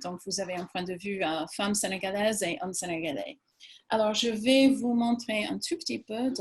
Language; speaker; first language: French; non-native, fluent; English